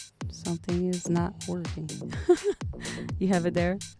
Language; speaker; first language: English; non-native, fluent; Portuguese